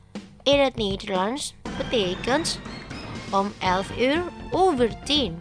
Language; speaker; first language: Dutch; non-native, learner; Indonesian